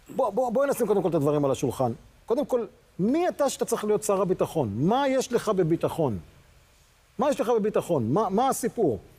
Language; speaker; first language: Hebrew; native; Hebrew